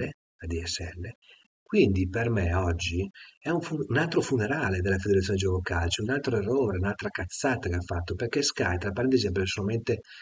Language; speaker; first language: Italian; native; Italian